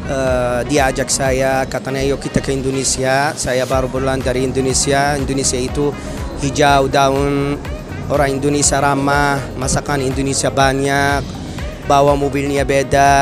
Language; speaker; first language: Indonesian; non-native, fluent; Arabic